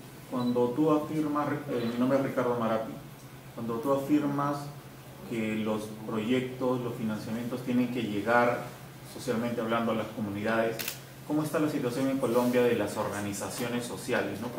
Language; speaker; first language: Spanish; native; Spanish